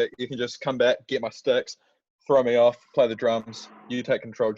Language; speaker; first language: English; native; English